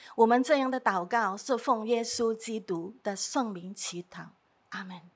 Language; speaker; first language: Chinese; non-native, fluent; Cantonese